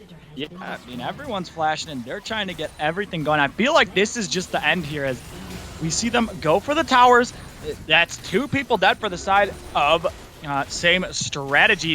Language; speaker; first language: English; native; English